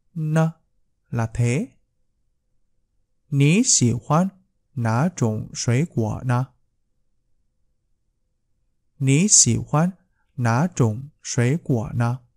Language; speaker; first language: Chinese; non-native, fluent; Vietnamese